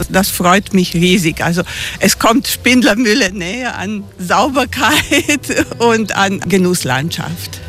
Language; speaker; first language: German; native; German